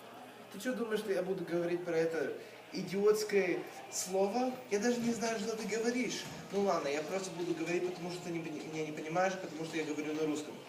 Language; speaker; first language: Russian; non-native, fluent; English